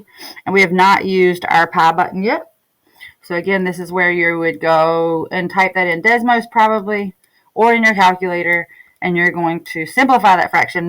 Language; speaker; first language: English; native; English